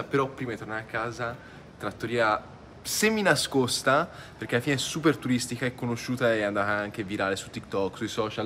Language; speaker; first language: Italian; native; Italian